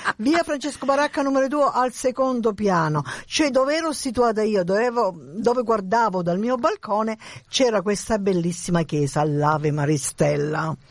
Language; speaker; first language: Italian; native; Italian